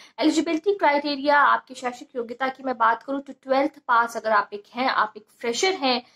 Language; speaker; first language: Hindi; native; Hindi